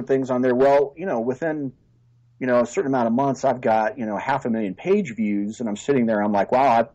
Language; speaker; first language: English; native; English